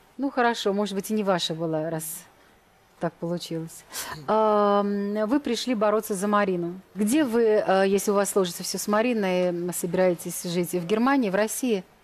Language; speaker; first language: Russian; native; Russian